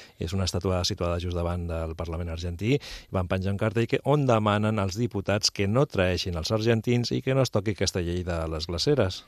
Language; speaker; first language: Catalan; native; Catalan